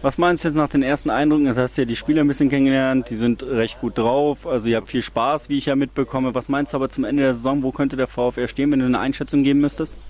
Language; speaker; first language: German; native; German